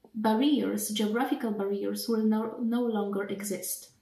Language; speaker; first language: English; non-native, fluent; Polish